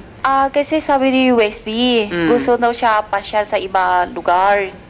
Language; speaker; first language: Filipino; non-native, learner; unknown